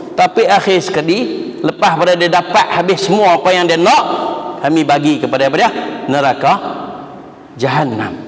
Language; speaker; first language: Malay; native; Malay